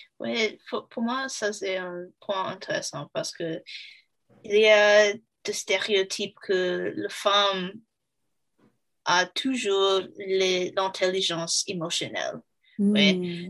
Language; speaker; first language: French; non-native, learner; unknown